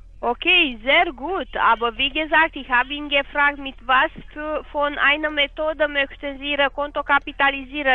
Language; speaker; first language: German; non-native, fluent; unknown